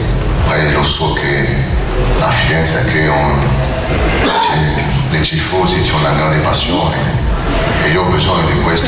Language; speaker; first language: Italian; non-native, fluent; French